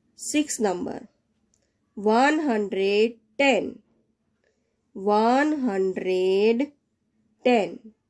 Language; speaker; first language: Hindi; non-native, local second language; Gujarati